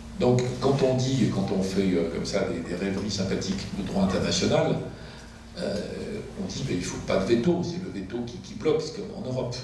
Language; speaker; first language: French; native; French